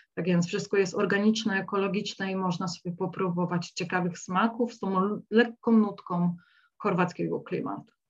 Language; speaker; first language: Polish; native; Polish